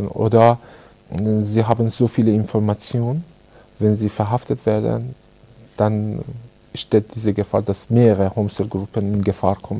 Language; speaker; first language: German; non-native, learner; Persian